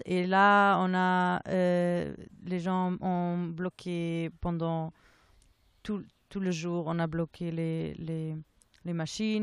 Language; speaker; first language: French; non-native, fluent; German